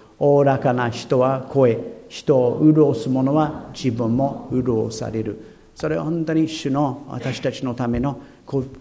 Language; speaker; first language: Japanese; non-native, fluent; English